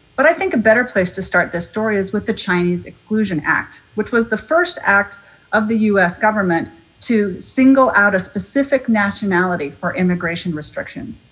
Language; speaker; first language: English; native; English